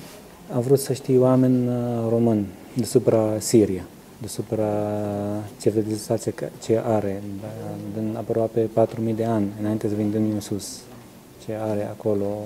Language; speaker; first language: Romanian; non-native, learner; Arabic